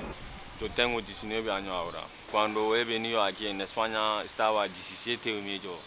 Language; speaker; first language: Spanish; non-native, learner; Bambara